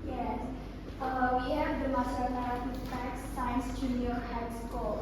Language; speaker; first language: English; non-native, learner; Indonesian